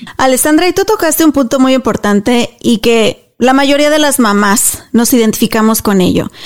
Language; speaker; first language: Spanish; native; Spanish